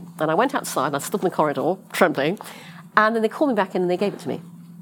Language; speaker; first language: English; native; English